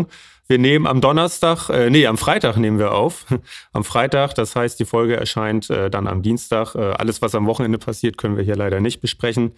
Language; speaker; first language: German; native; German